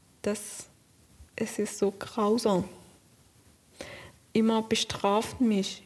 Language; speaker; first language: German; non-native, learner; Persian